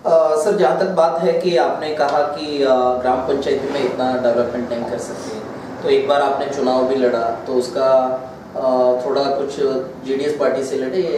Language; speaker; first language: Hindi; non-native, local second language; Kannada